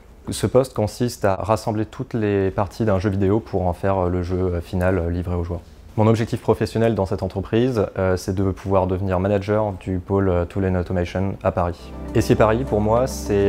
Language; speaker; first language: French; native; French